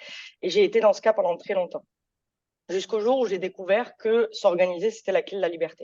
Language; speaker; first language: French; native; French